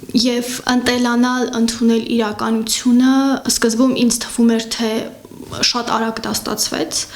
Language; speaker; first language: Armenian; native; Armenian